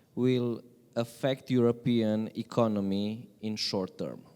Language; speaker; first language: English; non-native, fluent; Romanian